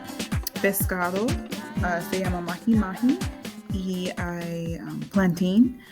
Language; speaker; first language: Spanish; non-native, learner; English